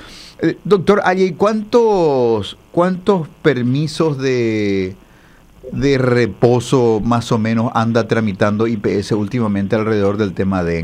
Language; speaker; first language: Spanish; native; Spanish